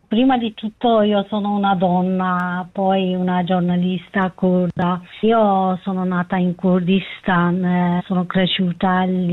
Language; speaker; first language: Italian; non-native, learner; Kurdish